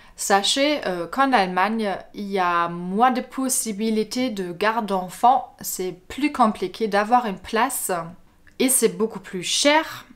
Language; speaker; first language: French; non-native, fluent; German